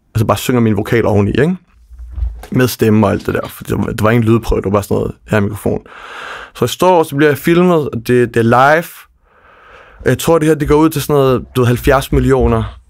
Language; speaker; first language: Danish; native; Danish